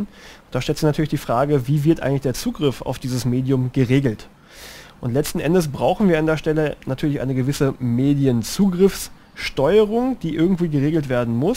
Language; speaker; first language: German; native; German